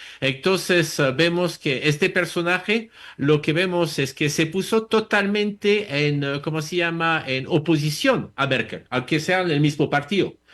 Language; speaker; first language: Spanish; non-native, fluent; French